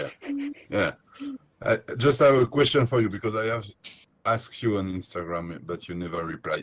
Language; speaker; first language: English; non-native, fluent; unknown